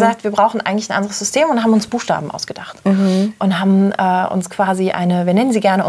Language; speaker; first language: German; native; German